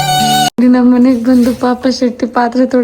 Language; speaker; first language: Kannada; native; Kannada